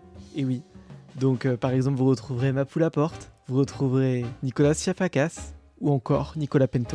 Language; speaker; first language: French; native; French